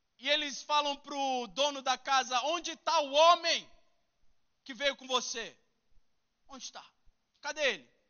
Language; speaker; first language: Portuguese; early bilingual, heritage; Portuguese